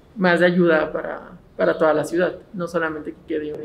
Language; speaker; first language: Spanish; native; Spanish